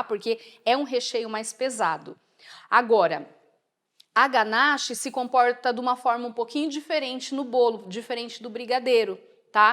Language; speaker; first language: Portuguese; native; Portuguese